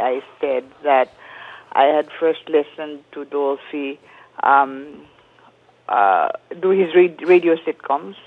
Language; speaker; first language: English; non-native, local second language; Filipino